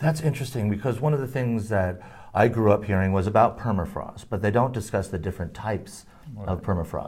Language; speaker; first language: English; native; English